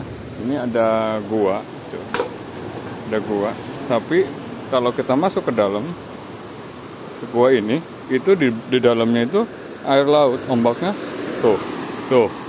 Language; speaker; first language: Indonesian; native; Indonesian